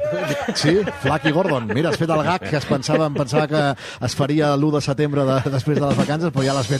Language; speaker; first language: Catalan; native; Catalan